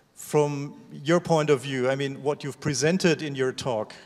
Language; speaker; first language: English; non-native, fluent; German